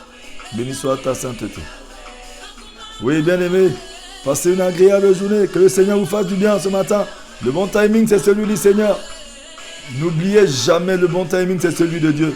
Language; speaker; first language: French; non-native, local second language; Lingala